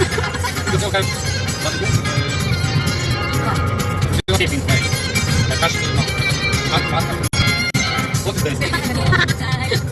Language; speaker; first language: English; non-native, learner; Polish